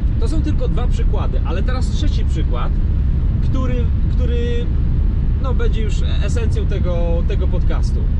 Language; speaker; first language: Polish; native; Polish